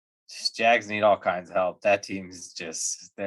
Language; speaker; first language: English; native; English